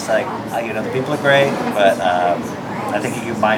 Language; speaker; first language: English; native; English